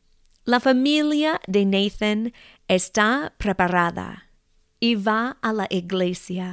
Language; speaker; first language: Spanish; non-native, fluent; English